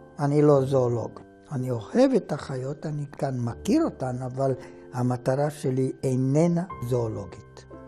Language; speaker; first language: Hebrew; non-native, fluent; Romanian